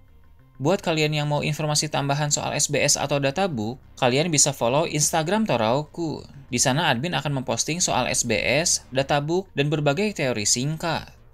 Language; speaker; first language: Indonesian; native; Indonesian